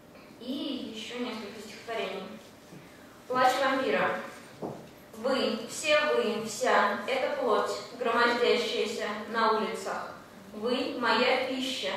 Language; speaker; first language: Russian; native; Russian